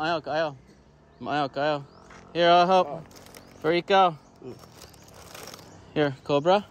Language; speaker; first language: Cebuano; non-native, learner; English